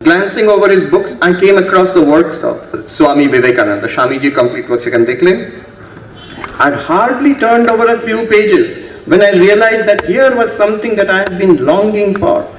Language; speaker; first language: English; non-native, local second language; Bangla